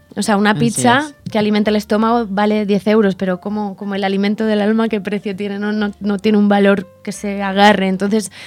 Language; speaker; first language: Spanish; native; Spanish